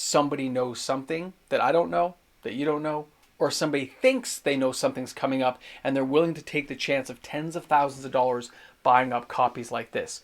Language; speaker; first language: English; native; English